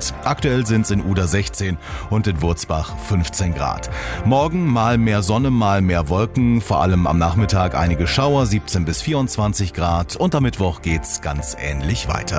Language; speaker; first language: German; native; German